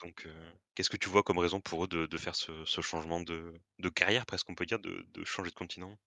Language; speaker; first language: French; native; French